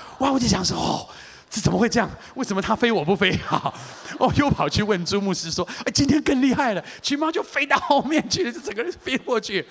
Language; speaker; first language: Chinese; native; Chinese